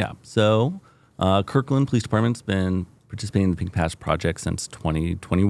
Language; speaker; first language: English; native; English